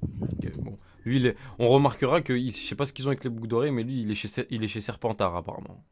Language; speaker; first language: French; native; French